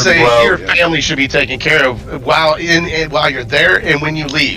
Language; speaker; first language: English; native; English